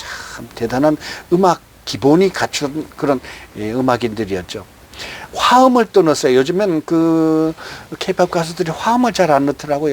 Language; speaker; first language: Korean; native; Korean